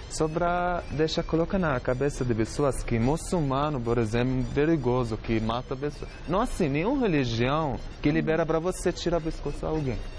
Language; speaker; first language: Portuguese; non-native, learner; Arabic